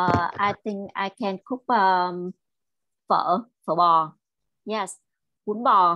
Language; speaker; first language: English; non-native, learner; Vietnamese